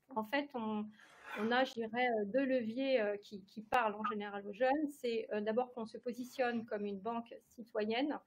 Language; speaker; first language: French; native; French